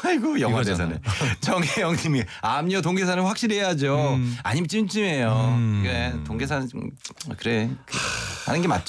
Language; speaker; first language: Korean; native; Korean